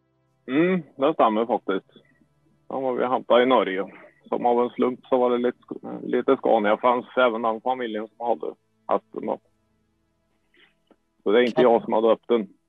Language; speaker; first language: Swedish; native; Swedish